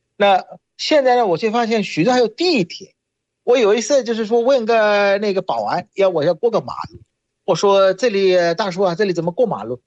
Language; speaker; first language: Chinese; non-native, fluent; Bangla